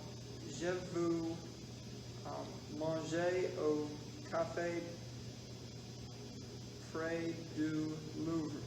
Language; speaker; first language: French; non-native, learner; English